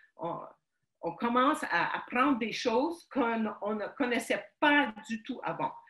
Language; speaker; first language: French; early bilingual, other home language; Ukrainian